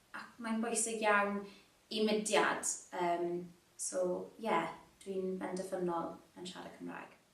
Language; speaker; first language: Welsh; non-native, local second language; English